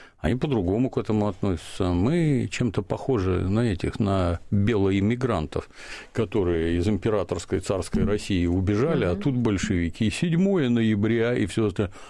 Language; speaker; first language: Russian; native; Russian